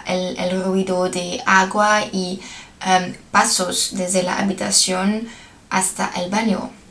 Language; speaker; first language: Spanish; non-native, learner; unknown